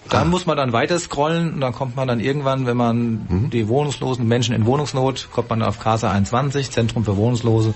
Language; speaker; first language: German; native; German